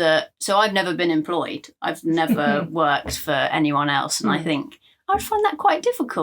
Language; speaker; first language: English; native; English